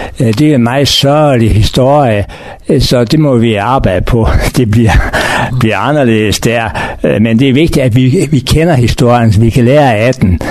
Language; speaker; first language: Danish; native; Danish